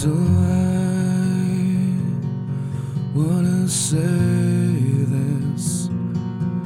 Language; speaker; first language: English; non-native, local second language; Filipino